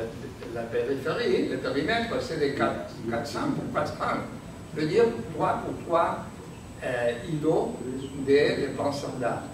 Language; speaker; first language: French; non-native, learner; Spanish